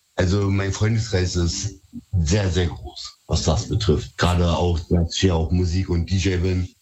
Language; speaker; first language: German; early bilingual, other home language; Turkish